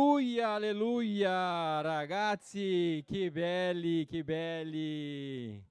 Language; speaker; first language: Italian; non-native, fluent; Portuguese